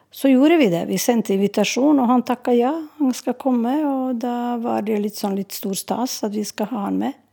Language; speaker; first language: Norwegian; non-native, fluent; Serbian